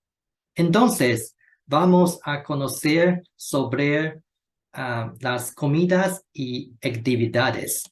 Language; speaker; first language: Spanish; non-native, learner; Chinese